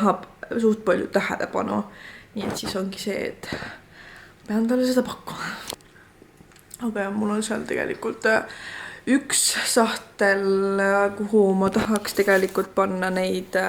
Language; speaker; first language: Estonian; native; Estonian